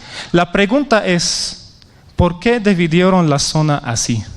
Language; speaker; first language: Spanish; non-native, fluent; Arabic